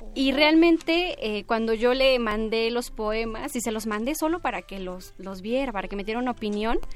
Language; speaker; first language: Spanish; native; Spanish